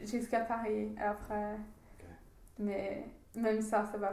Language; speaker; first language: French; non-native, learner; English